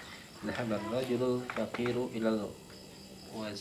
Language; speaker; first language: Arabic; non-native, learner; Indonesian